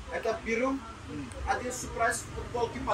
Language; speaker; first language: Russian; non-native, learner; Turkish